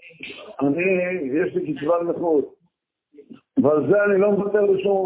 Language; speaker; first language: Hebrew; native; Hebrew